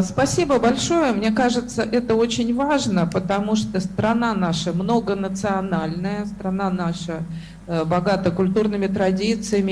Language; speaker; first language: Russian; native; Russian